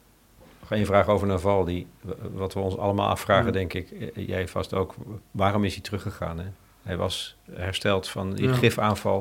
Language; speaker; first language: Dutch; native; Dutch